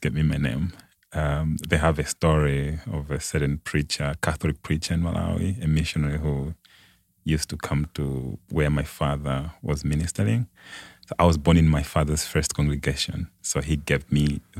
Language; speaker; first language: English; non-native, local second language; Nyanja